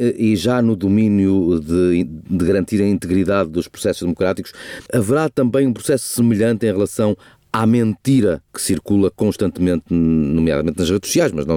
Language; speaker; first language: Portuguese; native; Portuguese